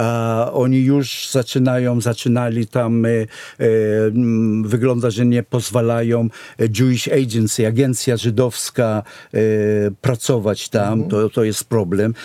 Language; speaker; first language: Polish; non-native, fluent; Hebrew